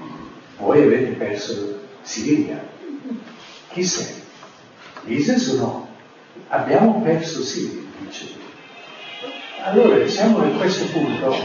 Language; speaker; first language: Italian; non-native, fluent; English